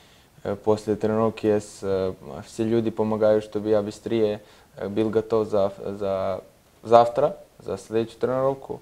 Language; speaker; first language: Russian; non-native, learner; Serbian